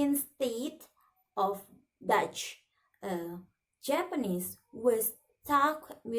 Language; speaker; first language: English; non-native, learner; Indonesian